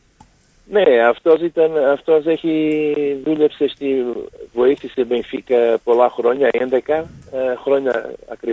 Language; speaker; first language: Greek; non-native, learner; Portuguese